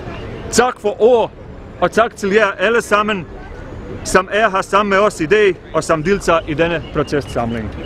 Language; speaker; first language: Danish; non-native, fluent; Bosnian